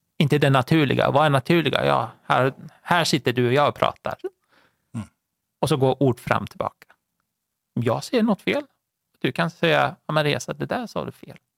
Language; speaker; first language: Swedish; non-native, fluent; Persian